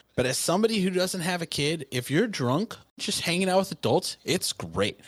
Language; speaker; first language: English; native; English